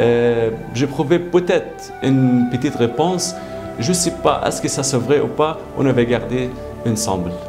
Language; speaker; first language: French; non-native, learner; Arabic